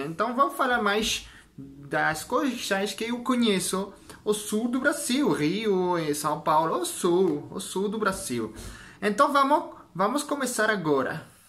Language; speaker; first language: Portuguese; non-native, learner; French